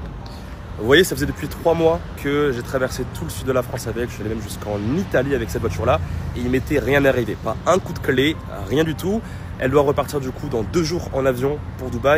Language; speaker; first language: French; native; French